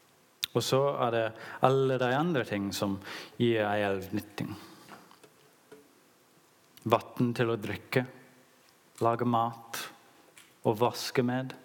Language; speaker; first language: Norwegian; non-native, learner; English